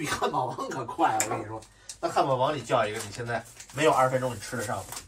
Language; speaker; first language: Chinese; native; Chinese